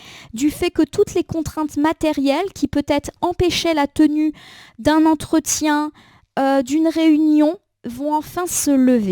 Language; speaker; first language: French; native; French